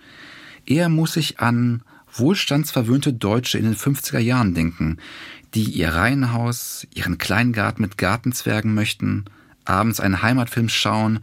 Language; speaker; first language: German; native; German